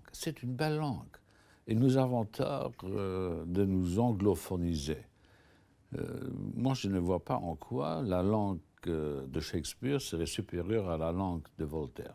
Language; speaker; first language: French; non-native, local second language; Luxembourgish